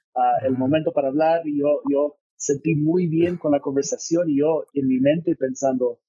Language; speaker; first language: Spanish; non-native, fluent; English